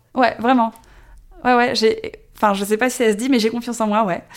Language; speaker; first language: French; native; French